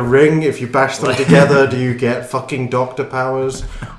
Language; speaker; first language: English; native; English